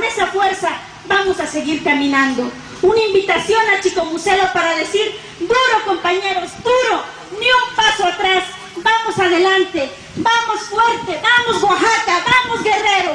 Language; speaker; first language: Spanish; native; Spanish